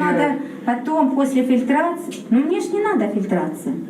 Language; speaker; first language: Russian; native; Russian